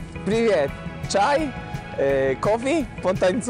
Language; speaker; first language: Russian; non-native, learner; Polish